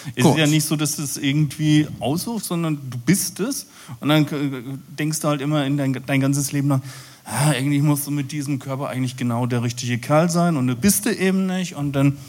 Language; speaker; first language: German; native; German